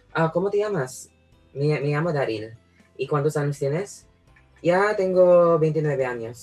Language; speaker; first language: Spanish; non-native, fluent; Filipino